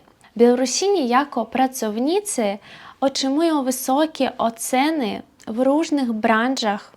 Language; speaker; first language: Polish; non-native, fluent; Belarusian